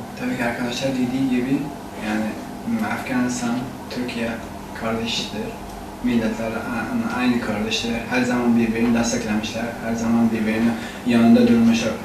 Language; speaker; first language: Turkish; non-native, fluent; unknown